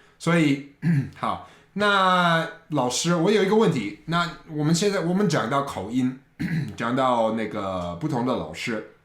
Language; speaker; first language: Chinese; non-native, fluent; English